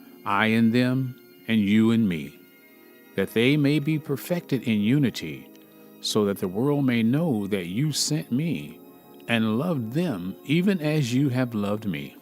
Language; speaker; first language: English; native; English